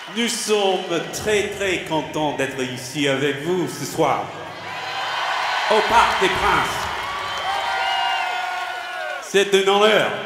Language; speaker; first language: French; non-native, learner; English